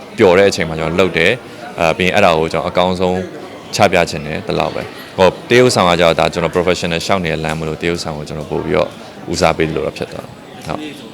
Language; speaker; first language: Burmese; native; Burmese